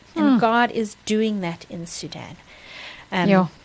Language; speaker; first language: English; native; English